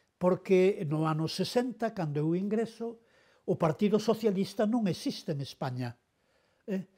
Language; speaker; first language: Galician; non-native, local second language; Spanish